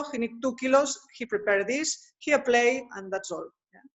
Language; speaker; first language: English; non-native, learner; Spanish